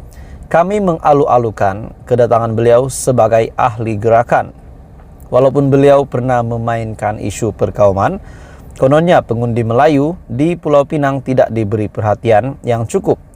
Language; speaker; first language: Malay; native; Malay